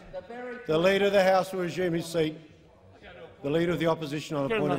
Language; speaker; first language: English; native; English